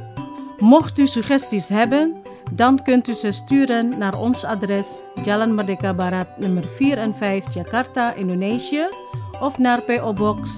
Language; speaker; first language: Dutch; non-native, fluent; Indonesian